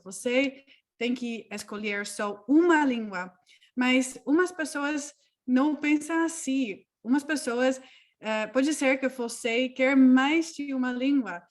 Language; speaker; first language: Portuguese; non-native, fluent; Dutch